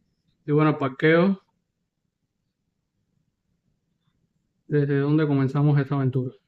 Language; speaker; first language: Spanish; native; Spanish